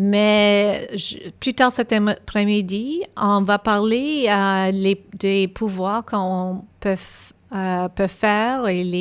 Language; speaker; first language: French; non-native, local second language; English